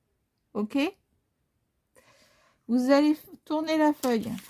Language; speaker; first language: French; native; French